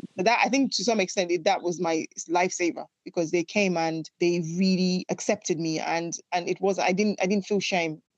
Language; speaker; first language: English; non-native, local second language; Yoruba